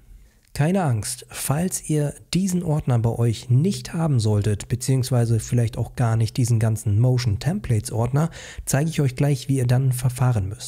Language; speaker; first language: German; native; German